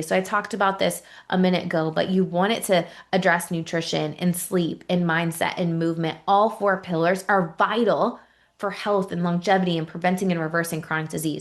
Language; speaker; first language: English; native; English